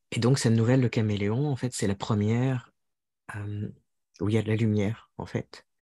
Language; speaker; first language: French; native; French